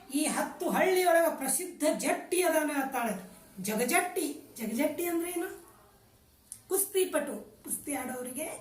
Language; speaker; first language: Kannada; native; Kannada